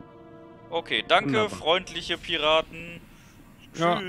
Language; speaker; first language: German; native; German